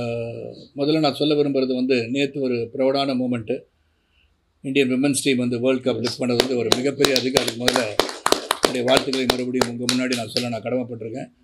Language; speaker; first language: Tamil; native; Tamil